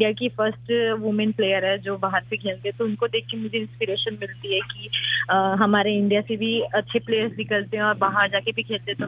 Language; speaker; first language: Hindi; native; Hindi